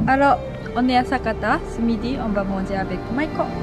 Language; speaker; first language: French; non-native, learner; Japanese